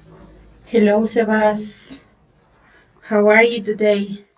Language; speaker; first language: English; non-native, fluent; Spanish